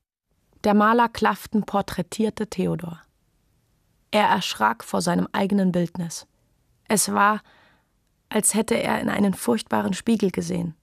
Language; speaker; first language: German; native; German